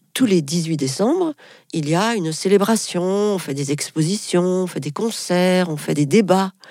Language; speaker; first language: French; non-native, local second language; Arabic